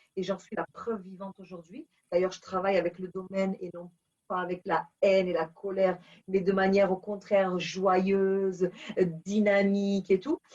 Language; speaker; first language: French; early bilingual, other home language; Portuguese